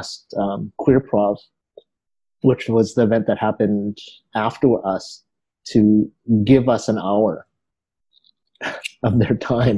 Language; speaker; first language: English; native; English